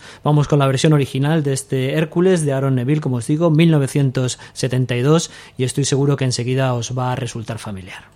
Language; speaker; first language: Spanish; native; Spanish